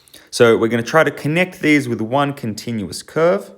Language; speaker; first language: English; native; English